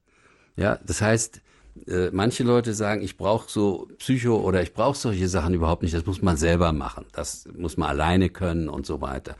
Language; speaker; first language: German; native; German